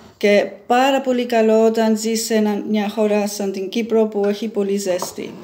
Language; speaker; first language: Greek; early bilingual, heritage; Greek